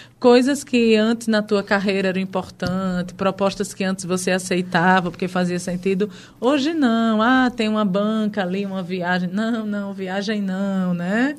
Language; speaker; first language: Portuguese; native; Portuguese